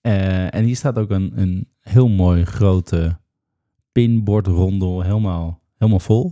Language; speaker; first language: Dutch; native; Dutch